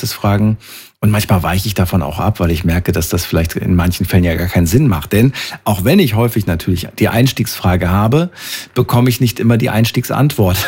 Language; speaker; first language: German; native; German